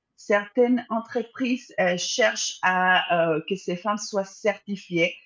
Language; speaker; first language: French; non-native, fluent; Spanish